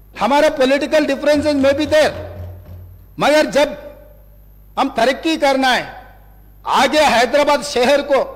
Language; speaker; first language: Hindi; non-native, local second language; Telugu